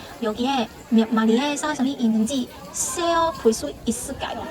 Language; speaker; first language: Korean; non-native, learner; Cantonese